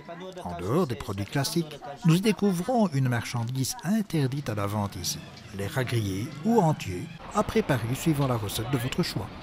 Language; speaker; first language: French; native; French